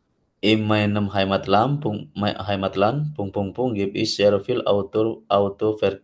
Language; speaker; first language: German; non-native, learner; Indonesian